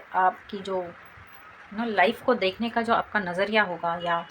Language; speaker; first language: Hindi; native; Hindi